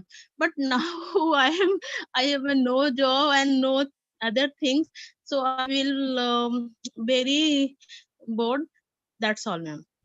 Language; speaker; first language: English; non-native, learner; Hindi